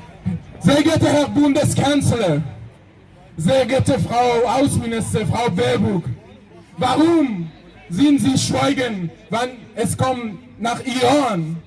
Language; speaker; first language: German; non-native, learner; Persian